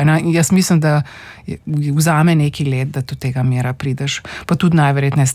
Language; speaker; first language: Slovenian; native; Slovenian